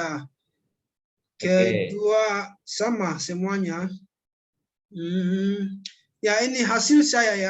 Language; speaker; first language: Indonesian; non-native, learner; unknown